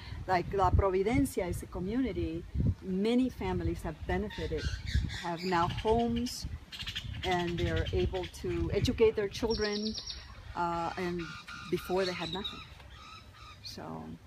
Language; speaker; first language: English; native; English